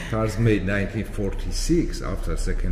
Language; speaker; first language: English; non-native, learner; Georgian